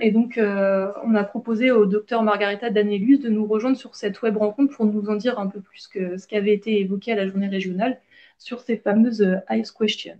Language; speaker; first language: French; native; French